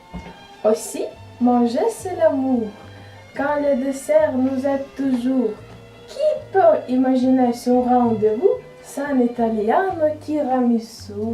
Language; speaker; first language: French; non-native, fluent; Ukrainian